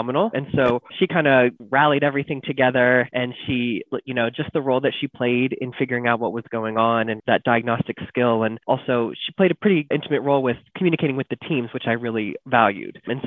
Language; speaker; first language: English; native; English